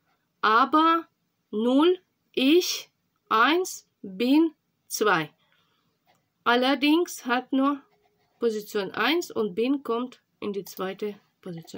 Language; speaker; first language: German; non-native, fluent; Russian